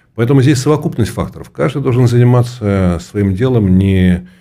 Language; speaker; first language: Russian; native; Russian